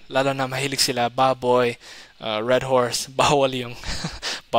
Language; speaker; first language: Filipino; non-native, fluent; Somali